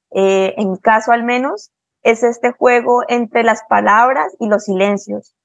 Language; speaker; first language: Spanish; native; Spanish